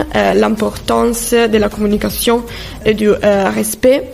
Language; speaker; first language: French; non-native, fluent; Italian